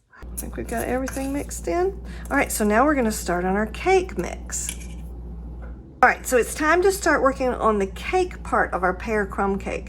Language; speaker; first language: English; native; English